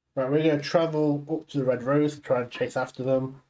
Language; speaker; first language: English; native; English